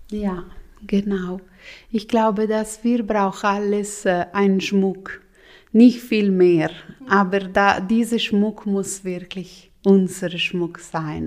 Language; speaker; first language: German; non-native, local second language; Italian